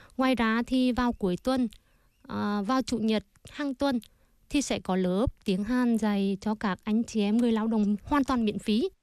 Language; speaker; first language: Vietnamese; native; Vietnamese